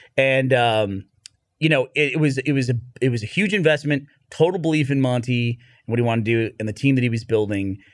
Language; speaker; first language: English; native; English